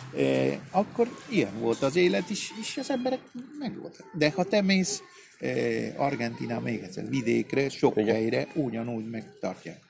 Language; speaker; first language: Hungarian; early bilingual, heritage; Spanish